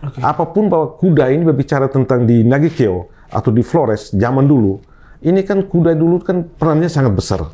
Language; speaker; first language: Indonesian; non-native, local second language; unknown